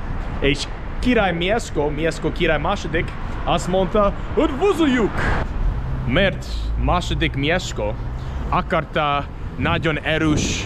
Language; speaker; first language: Hungarian; non-native, learner; English